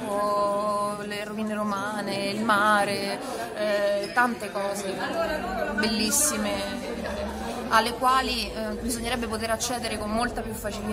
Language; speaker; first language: Italian; native; Italian